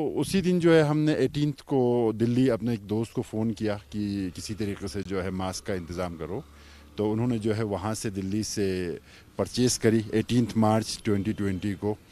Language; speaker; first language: Hindi; non-native, local second language; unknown